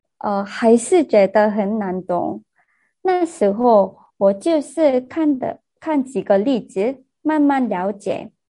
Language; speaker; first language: Chinese; non-native, learner; Korean